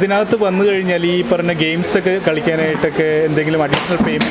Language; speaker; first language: Malayalam; native; Malayalam